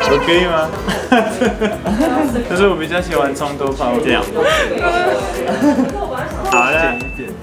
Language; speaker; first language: Chinese; non-native, fluent; French